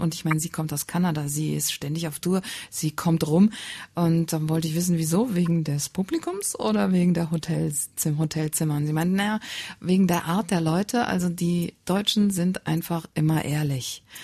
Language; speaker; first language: German; native; German